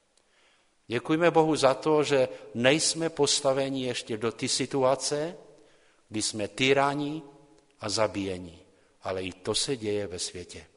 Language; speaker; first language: Czech; non-native, local second language; Polish